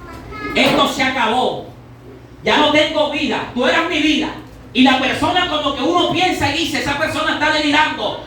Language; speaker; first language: Spanish; native; Spanish